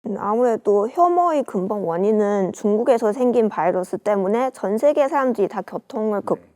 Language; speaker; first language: Korean; non-native, fluent; Chinese